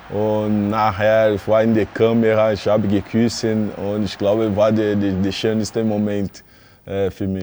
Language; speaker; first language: German; non-native, fluent; Portuguese